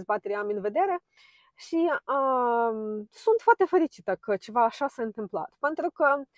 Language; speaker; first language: Romanian; non-native, fluent; Ukrainian